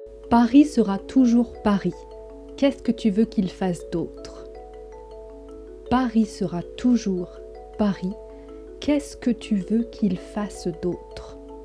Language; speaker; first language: French; native; French